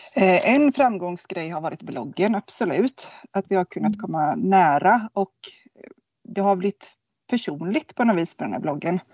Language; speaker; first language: Swedish; native; Swedish